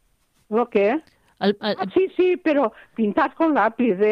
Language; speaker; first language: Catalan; non-native, local second language; Spanish